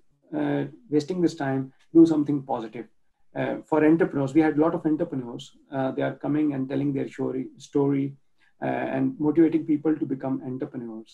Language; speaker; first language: English; non-native, local second language; Urdu